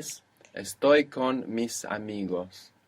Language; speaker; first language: Spanish; non-native, fluent; English